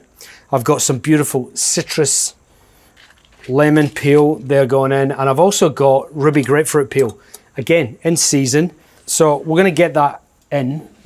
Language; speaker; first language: English; native; English